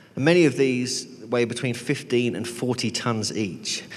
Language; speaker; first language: English; native; English